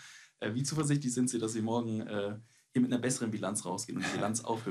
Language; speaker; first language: German; native; German